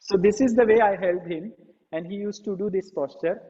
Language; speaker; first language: English; non-native, local second language; Marathi